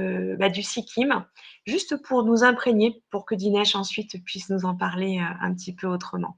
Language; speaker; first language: French; native; French